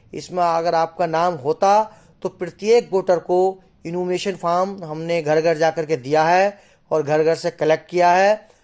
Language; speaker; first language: Hindi; native; Hindi